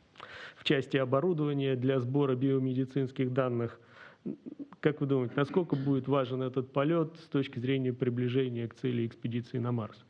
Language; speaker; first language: Russian; native; Russian